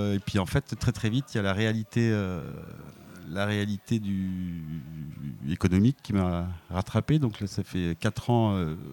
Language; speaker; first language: French; native; French